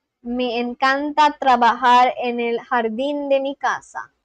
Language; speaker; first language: Spanish; non-native, learner; Bangla